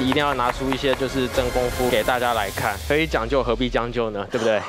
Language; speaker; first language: Chinese; native; Chinese